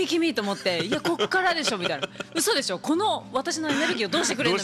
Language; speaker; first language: Japanese; native; Japanese